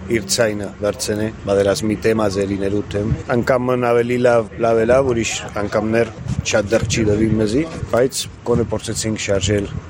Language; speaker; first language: Armenian; early bilingual, heritage; Armenian